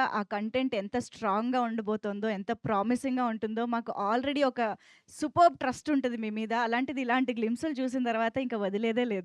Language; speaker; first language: Telugu; native; Telugu